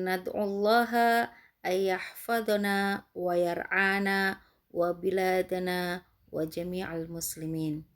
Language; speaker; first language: Arabic; non-native, fluent; Indonesian